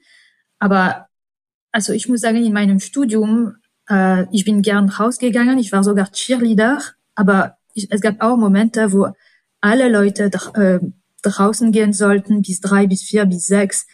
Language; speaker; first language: German; non-native, fluent; French